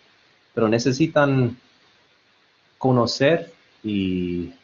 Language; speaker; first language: Spanish; non-native, learner; English